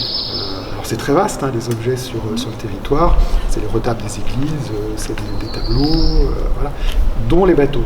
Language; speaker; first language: French; native; French